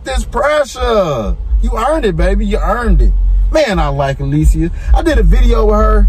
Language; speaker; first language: English; native; English